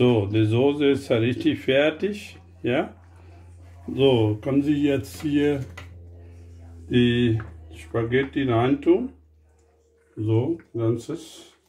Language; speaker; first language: German; non-native, fluent; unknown